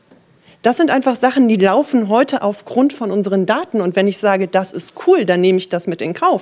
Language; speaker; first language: German; native; German